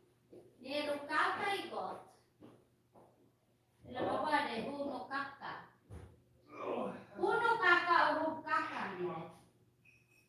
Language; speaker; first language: Swedish; non-native, fluent; Filipino